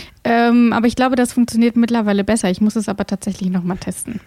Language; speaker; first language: German; native; German